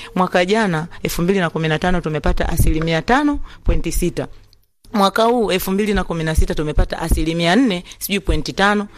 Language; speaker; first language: Swahili; native; Swahili